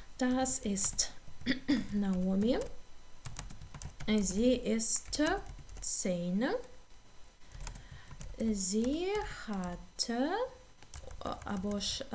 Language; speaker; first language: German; non-native, fluent; Ukrainian